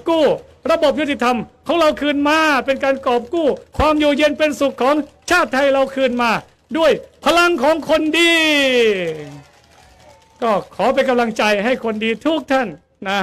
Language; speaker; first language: Thai; native; Thai